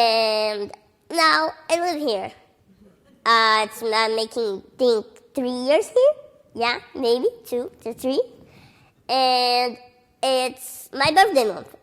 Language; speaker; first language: English; early bilingual, other home language; Portuguese